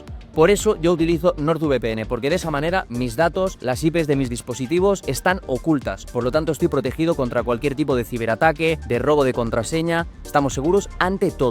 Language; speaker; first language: Spanish; native; Spanish